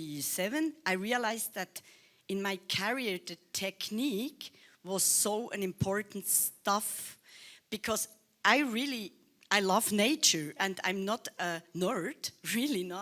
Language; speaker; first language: English; non-native, learner; Swiss German